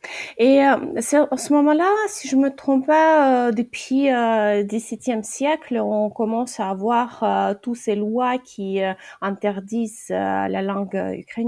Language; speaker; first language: French; non-native, fluent; Ukrainian